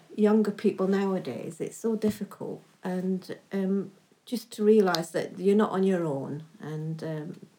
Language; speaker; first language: English; native; English